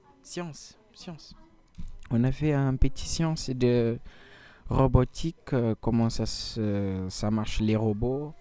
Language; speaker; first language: French; non-native, learner; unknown